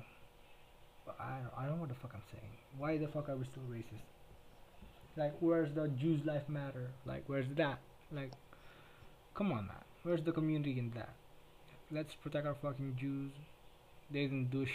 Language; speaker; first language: English; non-native, local second language; Filipino